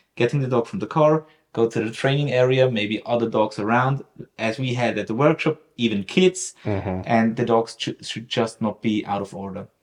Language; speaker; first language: English; non-native, fluent; German